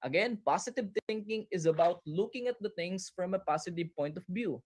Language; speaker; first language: English; non-native, local second language; Filipino